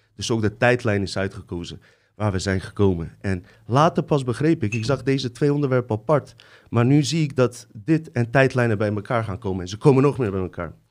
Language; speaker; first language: Dutch; early bilingual, other home language; Bosnian